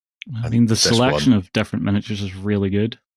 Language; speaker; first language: English; native; English